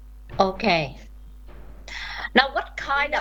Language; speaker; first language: English; non-native, fluent; Vietnamese